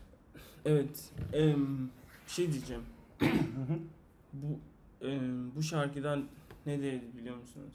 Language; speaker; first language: Turkish; non-native, learner; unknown